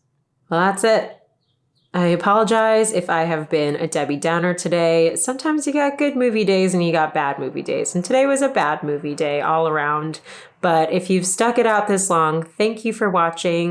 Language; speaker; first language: English; native; English